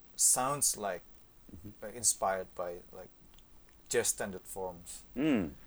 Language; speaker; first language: English; non-native, fluent; Indonesian